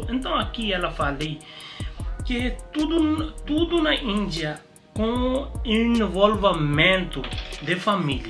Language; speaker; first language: Portuguese; non-native, learner; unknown